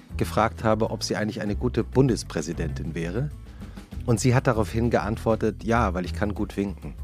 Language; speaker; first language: German; native; German